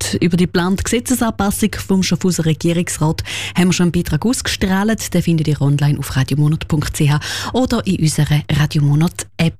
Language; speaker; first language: German; native; German